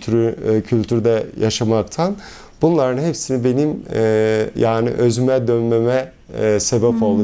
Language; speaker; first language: Turkish; early bilingual, heritage; Turkish